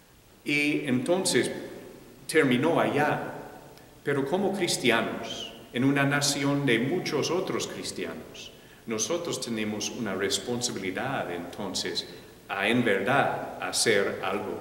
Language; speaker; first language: Spanish; non-native, fluent; English